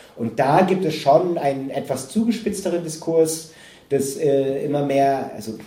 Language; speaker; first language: German; non-native, fluent; English